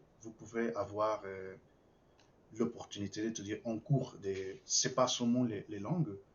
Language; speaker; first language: French; non-native, fluent; Spanish